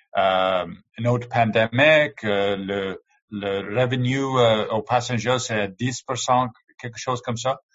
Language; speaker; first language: French; non-native, learner; English